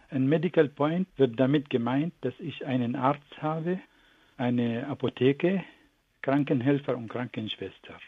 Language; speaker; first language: German; non-native, fluent; Arabic